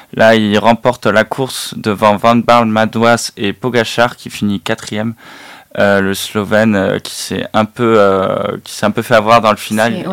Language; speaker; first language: French; native; French